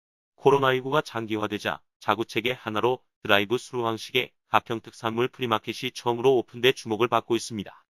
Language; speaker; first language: Korean; native; Korean